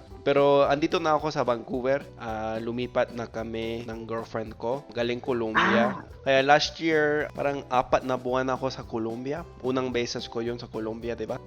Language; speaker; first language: Filipino; non-native, fluent; English